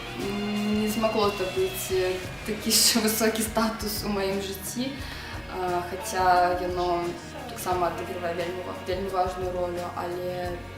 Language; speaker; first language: Belarusian; non-native, local second language; Russian